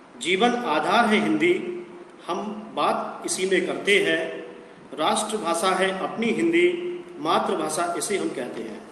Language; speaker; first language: Hindi; native; Hindi